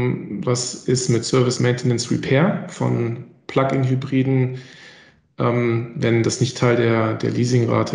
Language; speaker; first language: German; native; German